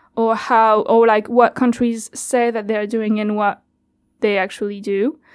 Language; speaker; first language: English; non-native, fluent; French